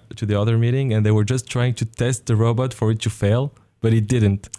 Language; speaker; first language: English; non-native, fluent; Arabic